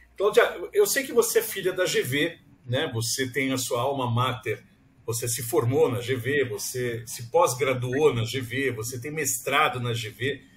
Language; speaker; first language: Portuguese; native; Portuguese